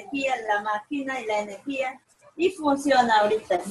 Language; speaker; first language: Spanish; native; Spanish